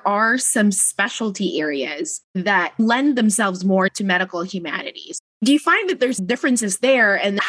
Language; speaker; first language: English; non-native, local second language; Filipino